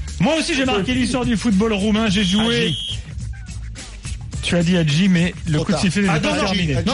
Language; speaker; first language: French; native; French